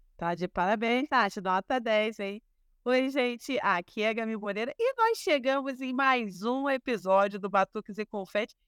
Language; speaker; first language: Portuguese; native; Portuguese